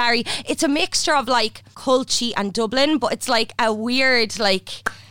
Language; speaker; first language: English; native; English